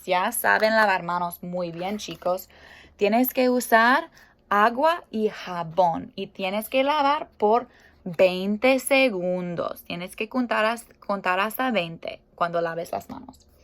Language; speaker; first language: Spanish; non-native, fluent; English